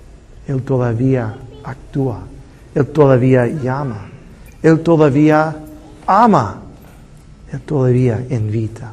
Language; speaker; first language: Spanish; non-native, fluent; English